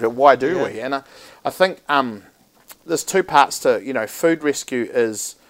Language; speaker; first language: English; native; English